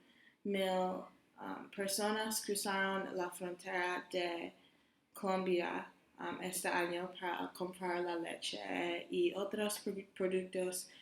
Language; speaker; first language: Spanish; non-native, learner; English